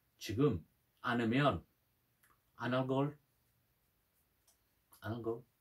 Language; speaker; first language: Korean; non-native, learner; Italian